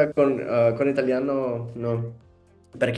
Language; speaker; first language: Italian; non-native, learner; Spanish